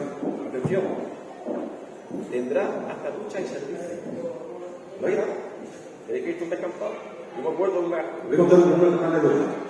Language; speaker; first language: Spanish; native; Spanish